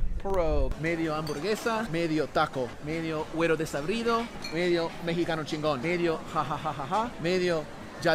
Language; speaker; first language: Spanish; non-native, learner; English